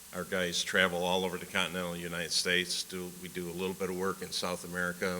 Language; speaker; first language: English; native; English